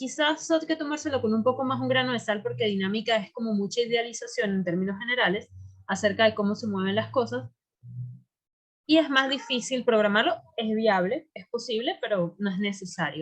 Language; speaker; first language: Spanish; native; Spanish